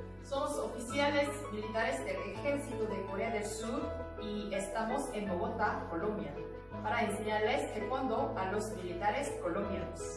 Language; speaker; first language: Spanish; non-native, learner; Korean